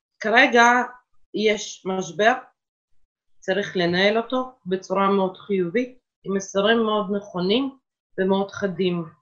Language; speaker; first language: Hebrew; non-native, fluent; Russian